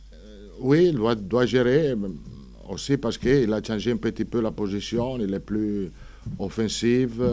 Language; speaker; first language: French; non-native, fluent; Italian